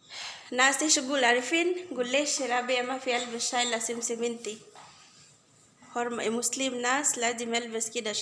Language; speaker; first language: Arabic; non-native, learner; Bangla